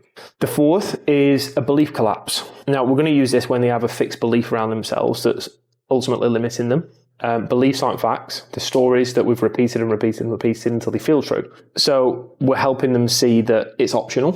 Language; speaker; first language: English; native; English